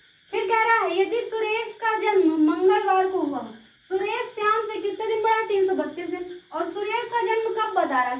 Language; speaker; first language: Hindi; native; Hindi